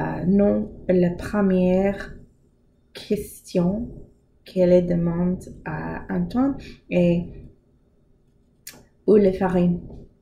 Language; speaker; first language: French; non-native, learner; English